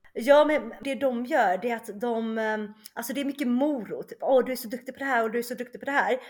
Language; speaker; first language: Swedish; early bilingual, other home language; Chinese